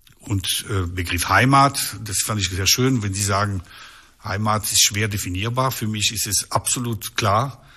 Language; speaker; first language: German; non-native, local second language; French